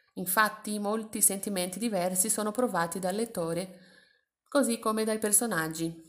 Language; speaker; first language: Italian; non-native, fluent; Portuguese